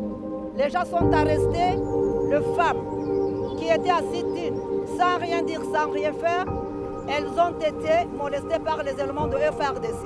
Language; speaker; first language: French; non-native, local second language; Kinyarwanda